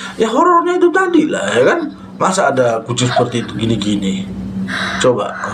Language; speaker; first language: Indonesian; non-native, local second language; Batak Toba